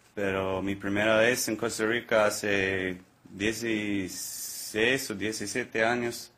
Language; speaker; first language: Spanish; non-native, learner; English